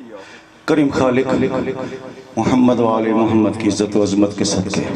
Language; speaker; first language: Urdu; non-native, local second language; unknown